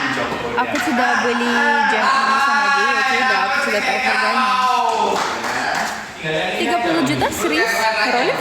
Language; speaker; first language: Indonesian; non-native, learner; Russian